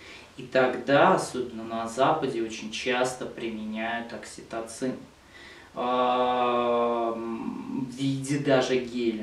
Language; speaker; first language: Russian; native; Russian